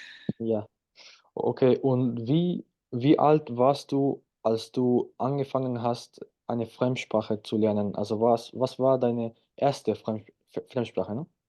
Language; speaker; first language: German; non-native, fluent; Spanish